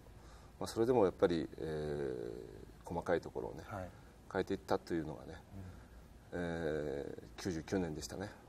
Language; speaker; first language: Japanese; native; Japanese